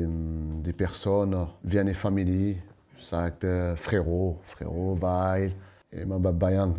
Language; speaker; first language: German; non-native, learner; French